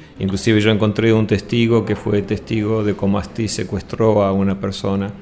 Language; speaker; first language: Spanish; early bilingual, other home language; English